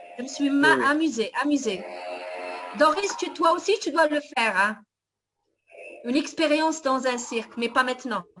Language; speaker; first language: French; non-native, fluent; Italian